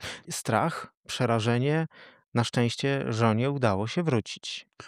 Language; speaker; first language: Polish; native; Polish